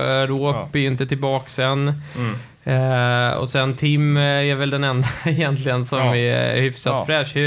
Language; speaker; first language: Swedish; native; Swedish